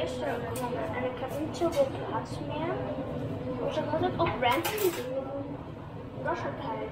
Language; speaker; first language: Dutch; early bilingual, other home language; Indonesian